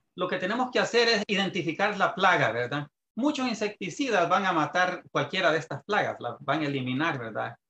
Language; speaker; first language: Spanish; native; Spanish